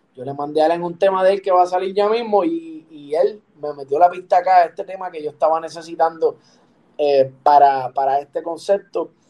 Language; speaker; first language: Spanish; native; Spanish